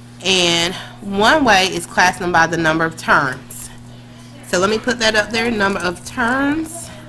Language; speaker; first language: English; native; English